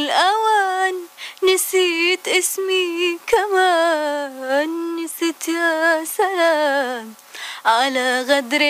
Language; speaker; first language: Arabic; native; Arabic